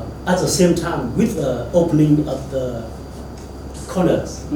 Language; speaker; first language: English; non-native, learner; Vietnamese